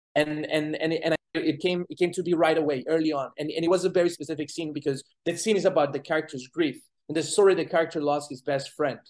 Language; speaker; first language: English; non-native, fluent; Spanish